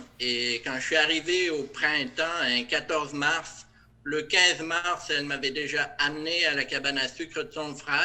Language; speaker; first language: French; native; French